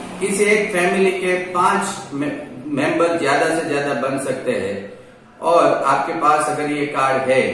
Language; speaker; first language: Hindi; non-native, local second language; Gujarati